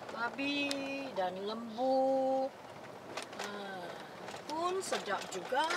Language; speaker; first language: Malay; non-native, local second language; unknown